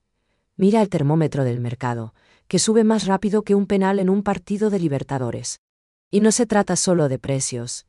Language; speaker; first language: Spanish; native; Spanish